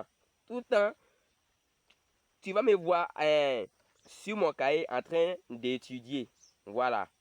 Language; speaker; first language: French; non-native, local second language; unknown